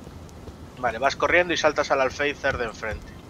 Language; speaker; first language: Spanish; native; Spanish